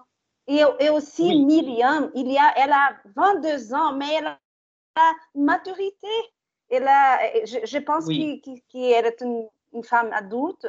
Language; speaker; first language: French; non-native, learner; Portuguese